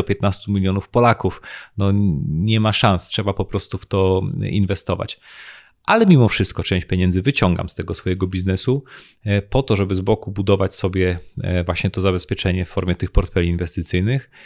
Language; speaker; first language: Polish; native; Polish